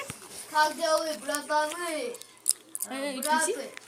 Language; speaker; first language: Russian; non-native, local second language; Kazakh